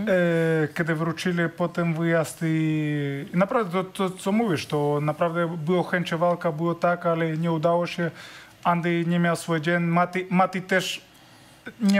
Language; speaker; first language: Polish; non-native, fluent; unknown